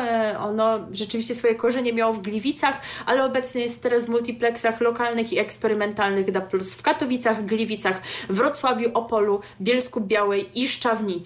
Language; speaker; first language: Polish; native; Polish